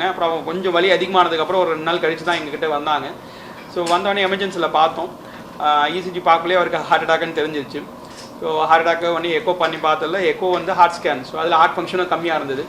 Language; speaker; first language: Tamil; native; Tamil